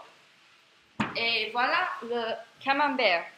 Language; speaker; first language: French; non-native, learner; English